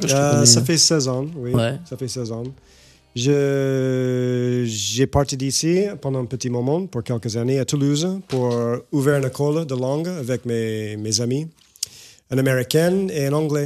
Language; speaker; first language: French; non-native, fluent; English